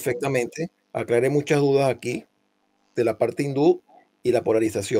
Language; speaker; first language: Spanish; native; Spanish